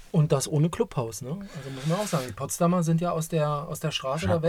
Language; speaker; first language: German; native; German